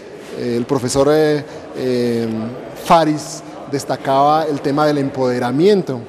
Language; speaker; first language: Spanish; native; Spanish